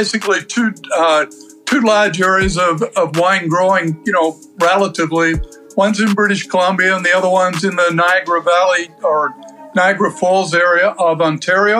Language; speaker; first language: English; native; English